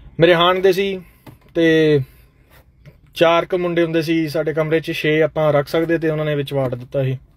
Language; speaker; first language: Punjabi; non-native, fluent; English